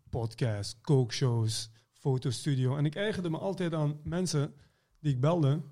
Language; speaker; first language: Dutch; early bilingual, other home language; Persian